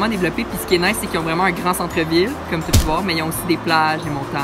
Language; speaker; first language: French; native; French